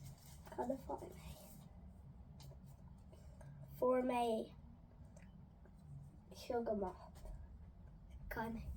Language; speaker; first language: Irish; non-native, learner; English